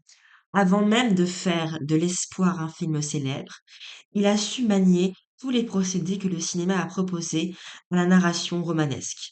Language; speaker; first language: French; native; French